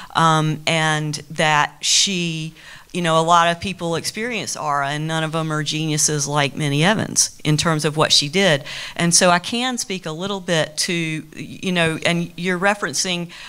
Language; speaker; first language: English; native; English